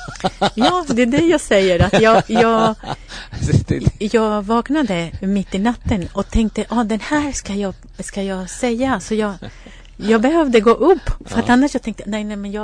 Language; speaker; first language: Swedish; non-native, fluent; Spanish